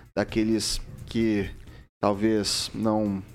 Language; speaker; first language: Portuguese; native; Portuguese